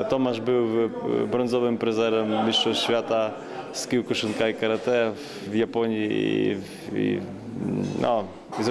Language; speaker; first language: Polish; non-native, learner; Ukrainian